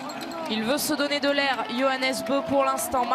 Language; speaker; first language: French; native; French